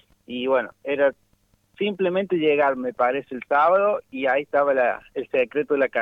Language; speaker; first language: Spanish; native; Spanish